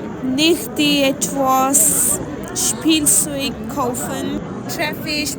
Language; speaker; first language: German; non-native, learner; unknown